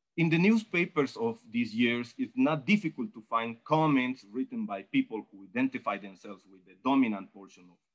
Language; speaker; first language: English; non-native, fluent; Spanish